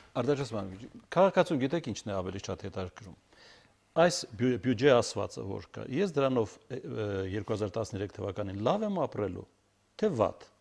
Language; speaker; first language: Armenian; native; Armenian